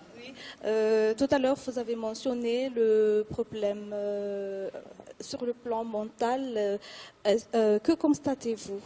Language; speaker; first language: French; non-native, local second language; Malagasy